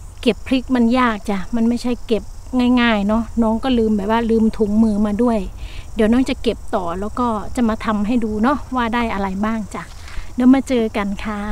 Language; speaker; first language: Thai; non-native, local second language; Northeastern Thai